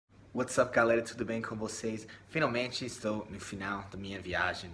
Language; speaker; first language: Portuguese; non-native, learner; English